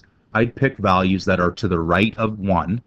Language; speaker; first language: English; native; English